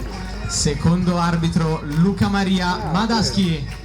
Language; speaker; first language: Italian; native; Italian